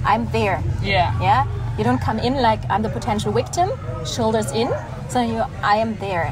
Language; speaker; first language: English; non-native, fluent; German